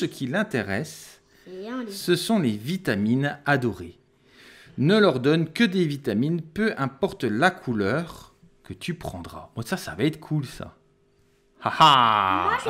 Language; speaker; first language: French; native; French